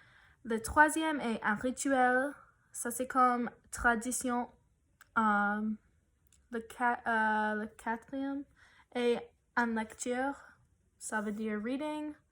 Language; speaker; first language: French; non-native, learner; English